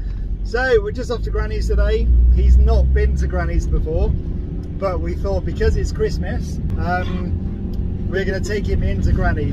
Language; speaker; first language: English; native; English